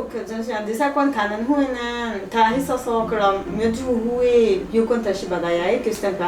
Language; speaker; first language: Korean; non-native, learner; French